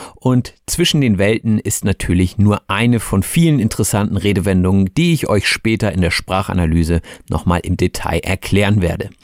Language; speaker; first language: German; native; German